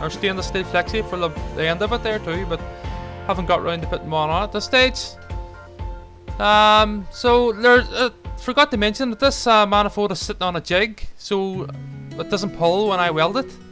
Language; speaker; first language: English; native; English